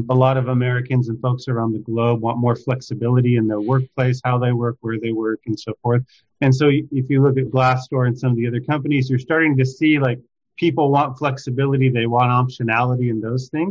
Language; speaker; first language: English; native; English